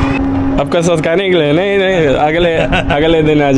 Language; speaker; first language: Hindi; non-native, local second language; Malayalam